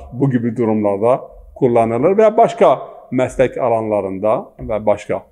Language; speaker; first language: Turkish; non-native, local second language; Zaza